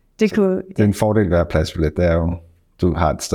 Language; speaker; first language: Danish; native; Danish